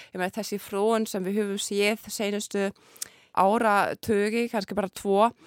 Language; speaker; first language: Icelandic; non-native, fluent; German